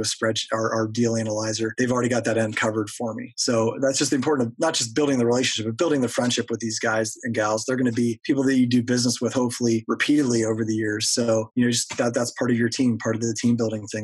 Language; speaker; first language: English; native; English